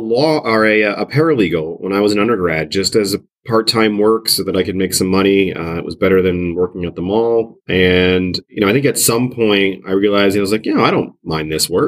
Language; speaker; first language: English; native; English